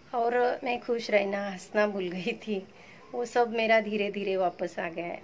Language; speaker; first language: Hindi; non-native, local second language; Marathi